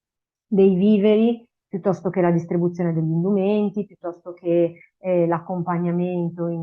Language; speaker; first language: Italian; native; Italian